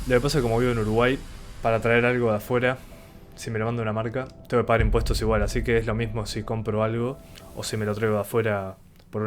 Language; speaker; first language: Spanish; native; Spanish